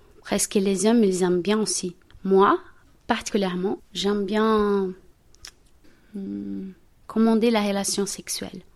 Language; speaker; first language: French; non-native, learner; Portuguese